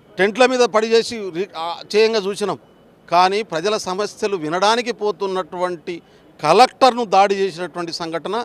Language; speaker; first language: Telugu; non-native, local second language; Lambadi